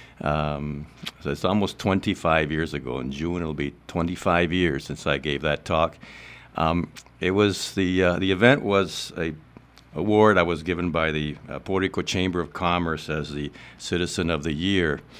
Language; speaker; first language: English; non-native, local second language; Spanish